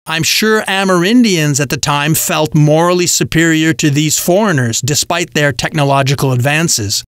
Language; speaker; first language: English; native; English